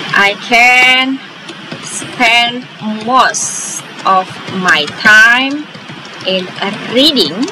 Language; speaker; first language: English; non-native, fluent; Indonesian